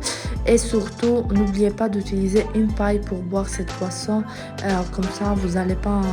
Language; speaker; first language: French; non-native, fluent; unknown